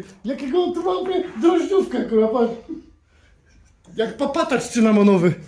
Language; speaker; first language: Polish; native; Polish